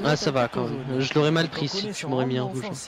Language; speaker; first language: French; native; French